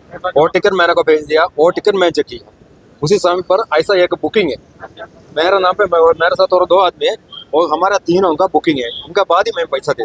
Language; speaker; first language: Hindi; non-native, local second language; Malayalam